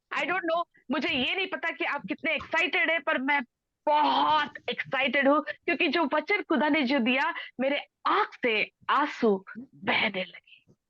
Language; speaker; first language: Hindi; non-native, local second language; Telugu